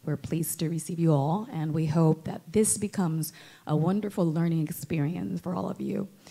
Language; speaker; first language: English; non-native, local second language; Spanish